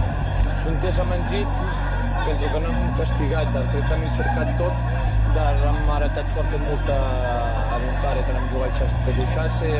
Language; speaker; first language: Romanian; non-native, learner; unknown